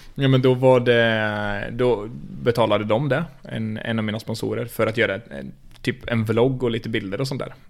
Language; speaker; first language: Swedish; native; Swedish